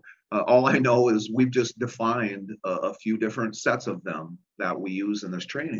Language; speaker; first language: English; native; English